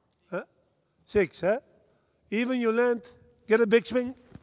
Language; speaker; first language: English; non-native, fluent; Dutch